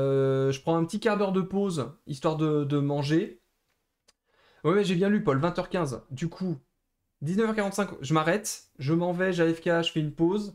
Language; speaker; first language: French; native; French